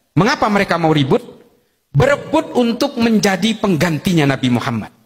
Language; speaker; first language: Indonesian; non-native, local second language; Madurese